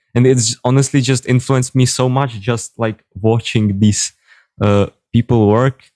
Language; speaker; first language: English; non-native, fluent; Czech